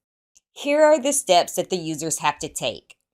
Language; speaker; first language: English; native; English